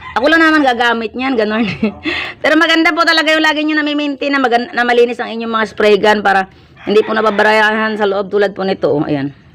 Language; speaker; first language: Filipino; non-native, local second language; Hiligaynon